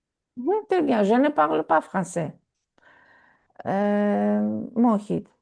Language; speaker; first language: French; non-native, fluent; Greek